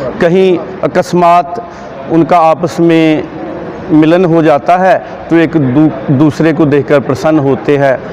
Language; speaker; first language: Hindi; non-native, local second language; Punjabi